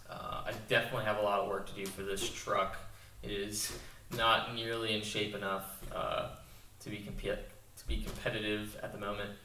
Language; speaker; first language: English; native; English